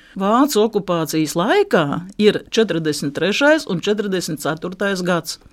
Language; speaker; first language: Latvian; native; Latvian